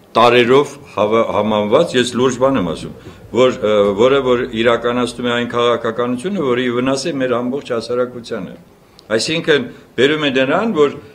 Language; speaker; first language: Armenian; native; Armenian